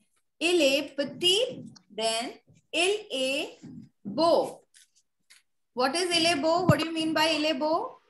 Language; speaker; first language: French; non-native, fluent; Hindi